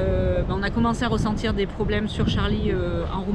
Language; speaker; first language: French; native; French